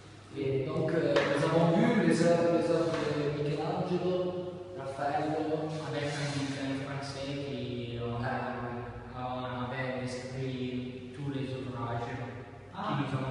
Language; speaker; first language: French; non-native, learner; Italian